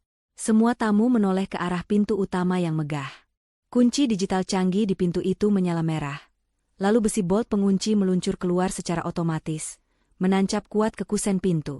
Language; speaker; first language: Indonesian; native; Indonesian